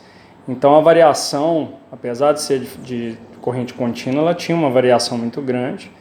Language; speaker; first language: Portuguese; native; Portuguese